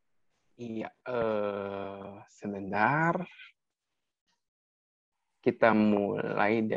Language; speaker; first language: Indonesian; native; Indonesian